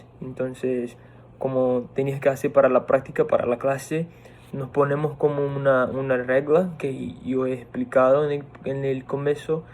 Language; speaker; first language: Spanish; non-native, fluent; Portuguese